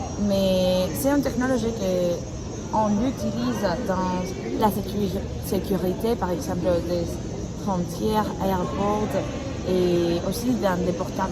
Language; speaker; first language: French; non-native, learner; Spanish